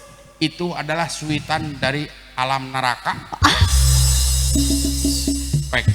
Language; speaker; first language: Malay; non-native, local second language; Sundanese